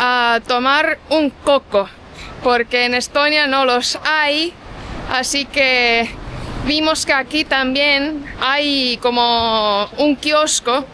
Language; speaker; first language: Spanish; non-native, fluent; Estonian